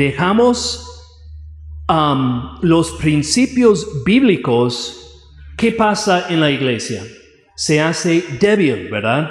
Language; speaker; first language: Spanish; non-native, fluent; English